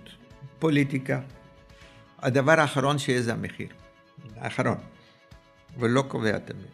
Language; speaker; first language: Hebrew; early bilingual, other home language; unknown